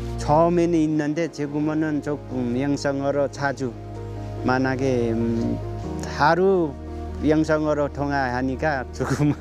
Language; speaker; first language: Korean; non-native, learner; Nepali